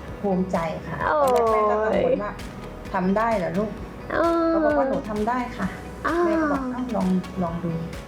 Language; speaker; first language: Thai; native; Thai